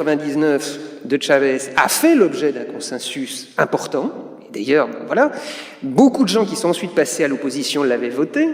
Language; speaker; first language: French; native; French